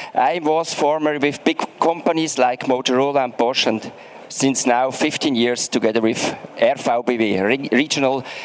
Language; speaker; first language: English; non-native, fluent; German